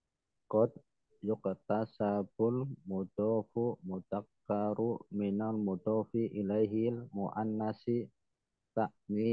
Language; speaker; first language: Arabic; non-native, learner; Indonesian